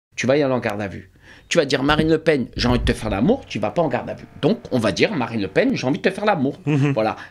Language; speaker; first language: French; native; French